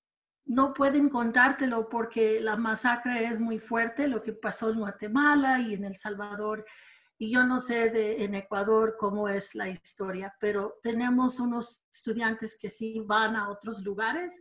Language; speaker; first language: Spanish; early bilingual, other home language; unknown